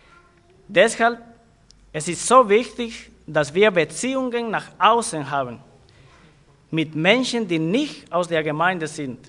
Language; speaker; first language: German; non-native, fluent; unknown